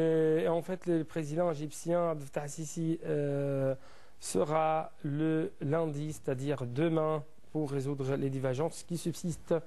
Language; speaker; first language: French; non-native, fluent; Arabic